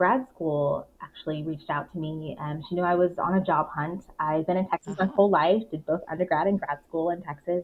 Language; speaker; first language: English; native; English